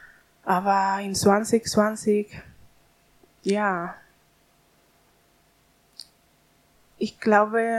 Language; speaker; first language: German; non-native, learner; Spanish